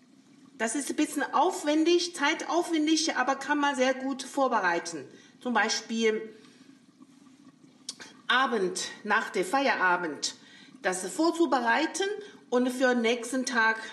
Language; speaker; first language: German; non-native, learner; Chinese